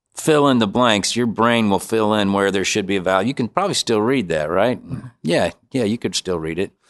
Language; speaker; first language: English; native; English